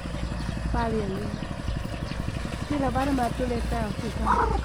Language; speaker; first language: Finnish; non-native, learner; Thai